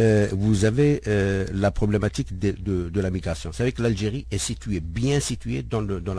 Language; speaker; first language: French; non-native, local second language; Arabic